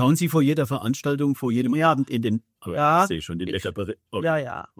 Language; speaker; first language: German; native; German